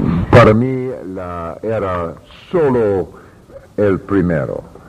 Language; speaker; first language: Spanish; non-native, learner; English